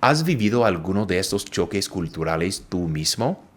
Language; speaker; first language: Spanish; non-native, fluent; English